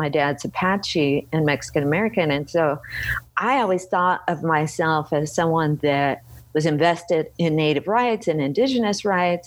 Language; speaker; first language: English; native; English